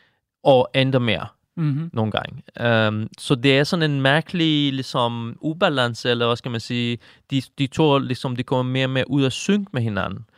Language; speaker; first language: Danish; non-native, fluent; Persian